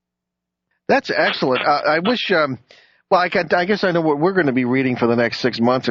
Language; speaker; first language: English; native; English